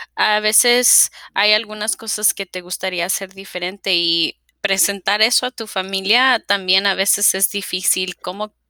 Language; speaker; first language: Spanish; early bilingual, heritage; Spanish